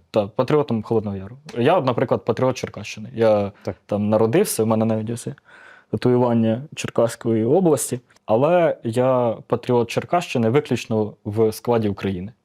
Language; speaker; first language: Ukrainian; native; Ukrainian